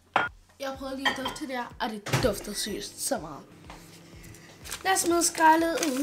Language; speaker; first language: Danish; early bilingual, other home language; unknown